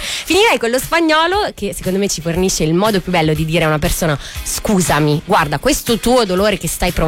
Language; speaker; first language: Italian; native; Italian